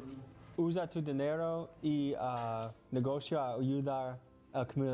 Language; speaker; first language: Spanish; non-native, learner; English